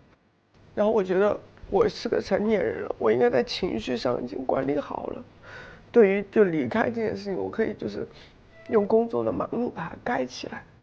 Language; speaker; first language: Chinese; native; Chinese